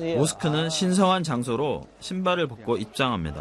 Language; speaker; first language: Korean; native; Korean